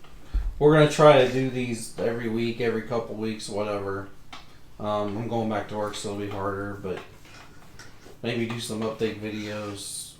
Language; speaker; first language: English; native; English